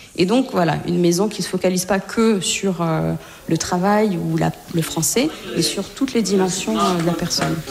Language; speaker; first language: French; native; French